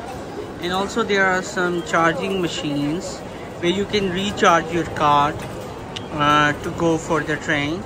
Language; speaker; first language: English; non-native, local second language; Urdu